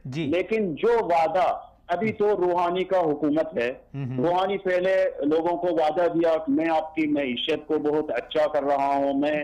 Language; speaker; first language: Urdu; non-native, fluent; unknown